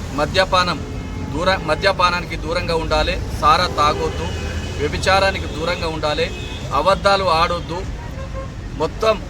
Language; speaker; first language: Telugu; non-native, local second language; Lambadi